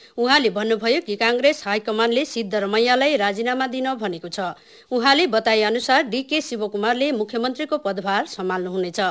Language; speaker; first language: Nepali; native; Nepali